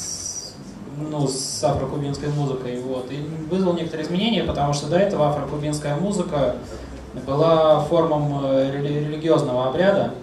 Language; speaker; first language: Russian; native; Russian